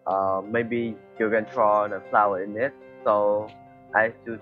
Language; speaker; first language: English; non-native, learner; Vietnamese